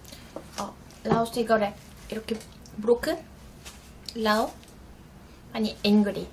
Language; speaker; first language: Korean; non-native, learner; Turkish